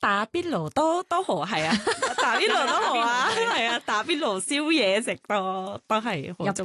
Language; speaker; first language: Cantonese; non-native, learner; Thai